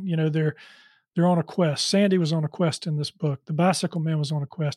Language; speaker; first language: English; native; English